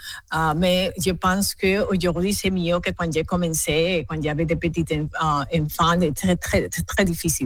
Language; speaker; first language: French; non-native, learner; Spanish